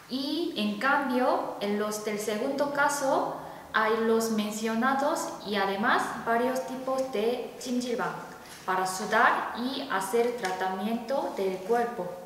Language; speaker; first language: Spanish; non-native, fluent; Korean